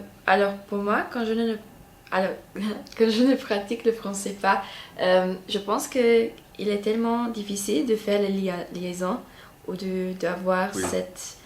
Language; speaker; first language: French; non-native, learner; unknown